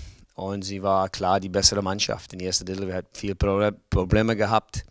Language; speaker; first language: German; non-native, learner; English